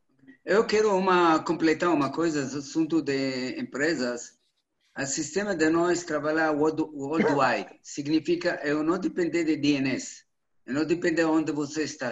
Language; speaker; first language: Portuguese; non-native, learner; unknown